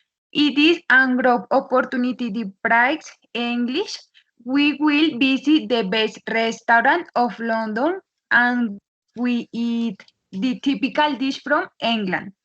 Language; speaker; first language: English; non-native, learner; Spanish